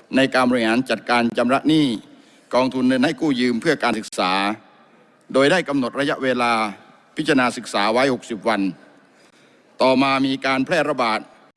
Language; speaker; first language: Thai; native; Thai